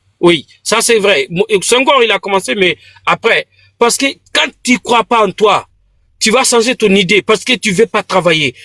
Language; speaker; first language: French; non-native, local second language; Bambara